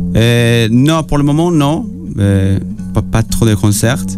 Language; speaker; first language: French; non-native, fluent; Spanish